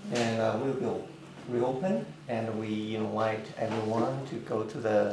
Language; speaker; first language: English; non-native, learner; Chinese